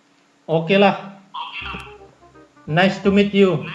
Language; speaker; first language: English; non-native, learner; Indonesian